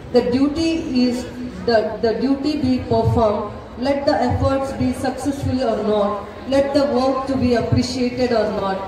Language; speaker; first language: English; non-native, local second language; Kannada